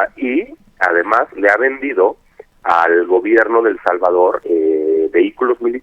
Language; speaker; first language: Spanish; native; Spanish